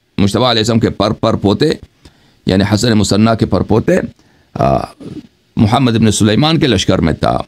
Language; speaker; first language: Urdu; non-native, fluent; Persian